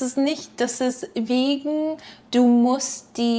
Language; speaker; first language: German; non-native, fluent; English